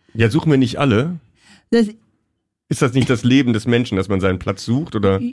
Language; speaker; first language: German; native; German